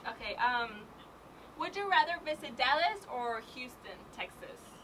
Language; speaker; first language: English; early bilingual, other home language; Spanish